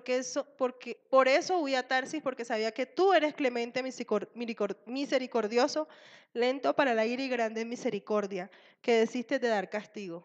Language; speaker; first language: Spanish; native; Spanish